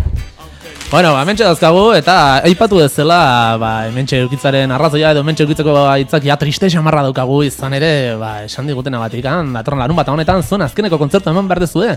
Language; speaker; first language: Basque; native; Basque